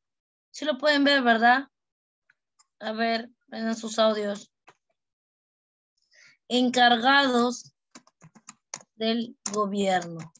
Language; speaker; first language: Spanish; native; Spanish